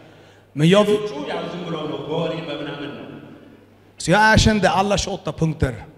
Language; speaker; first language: Swedish; early bilingual, other home language; Amharic